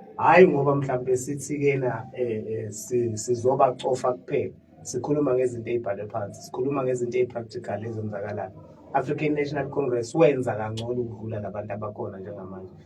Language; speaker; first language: Zulu; native; Zulu